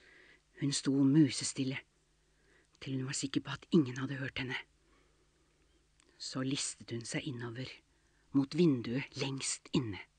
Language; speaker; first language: Norwegian; native; Norwegian